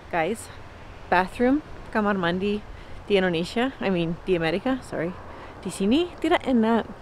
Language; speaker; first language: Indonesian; non-native, learner; English